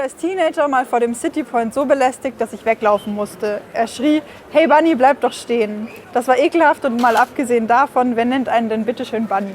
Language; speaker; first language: German; native; German